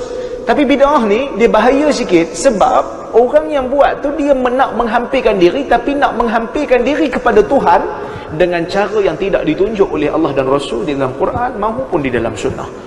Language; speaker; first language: Malay; native; Malay